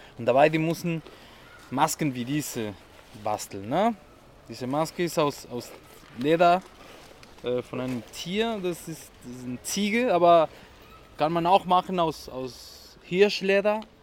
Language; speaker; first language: German; non-native, fluent; Spanish